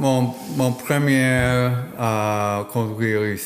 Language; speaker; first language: French; non-native, learner; English